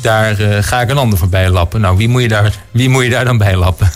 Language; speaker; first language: Dutch; native; Dutch